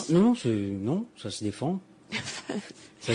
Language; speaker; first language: French; native; French